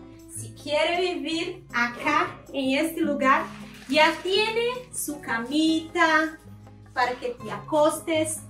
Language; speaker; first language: Spanish; non-native, learner; Portuguese